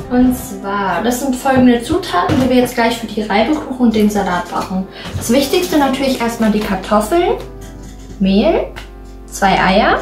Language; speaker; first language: German; native; German